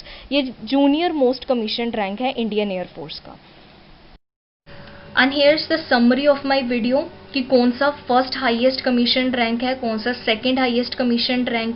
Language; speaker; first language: Hindi; native; Hindi